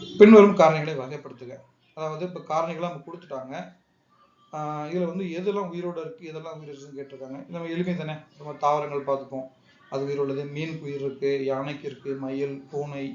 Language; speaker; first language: Tamil; native; Tamil